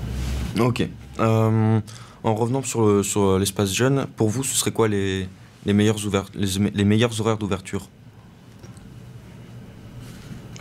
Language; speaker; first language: French; native; French